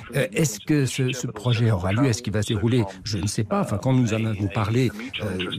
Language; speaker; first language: French; non-native, fluent; English